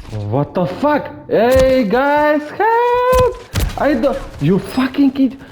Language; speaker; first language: English; non-native, learner; Ukrainian